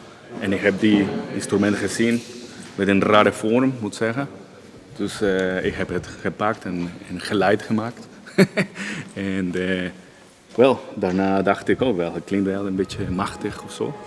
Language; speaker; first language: Dutch; non-native, fluent; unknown